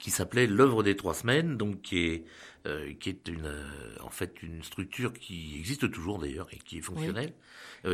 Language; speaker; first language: French; native; French